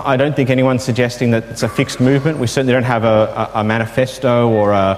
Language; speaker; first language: English; native; English